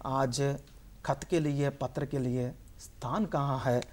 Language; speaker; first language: Hindi; non-native, local second language; Telugu